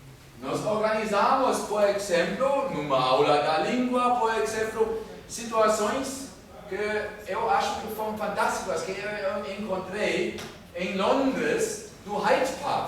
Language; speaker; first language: Portuguese; non-native, fluent; German